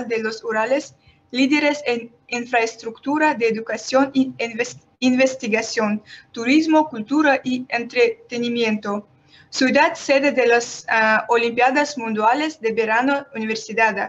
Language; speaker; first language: Spanish; non-native, learner; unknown